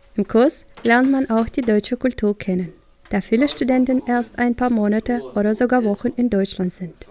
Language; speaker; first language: German; native; German